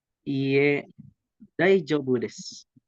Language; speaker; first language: Japanese; non-native, learner; Indonesian